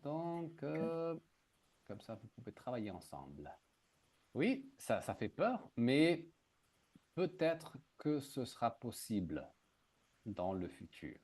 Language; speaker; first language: French; native; French